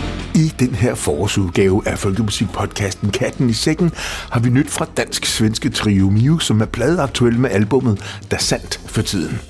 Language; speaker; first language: Danish; native; Danish